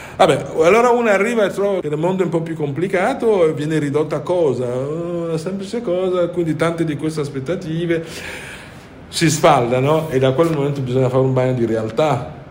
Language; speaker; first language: Italian; non-native, fluent; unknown